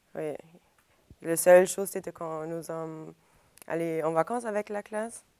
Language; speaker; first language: French; non-native, fluent; German